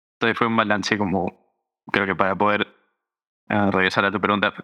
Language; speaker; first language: Spanish; early bilingual, heritage; Spanish